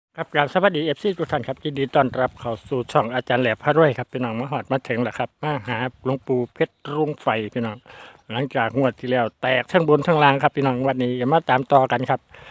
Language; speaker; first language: Thai; native; Thai